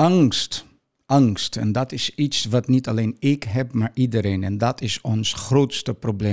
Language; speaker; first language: Dutch; non-native, fluent; Portuguese